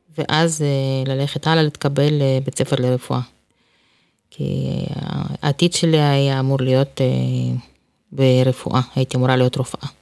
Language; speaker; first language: Hebrew; non-native, fluent; Russian